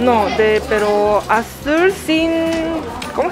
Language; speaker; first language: Spanish; non-native, learner; Korean